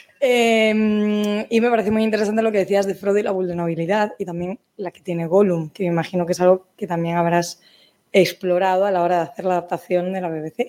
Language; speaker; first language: Spanish; native; Spanish